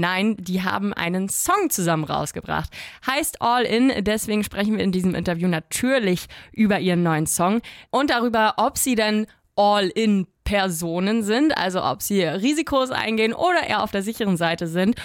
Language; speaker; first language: German; native; German